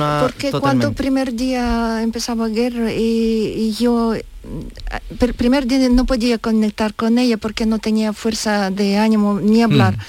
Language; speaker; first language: Spanish; non-native, learner; Ukrainian